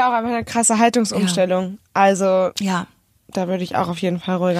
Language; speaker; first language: German; native; German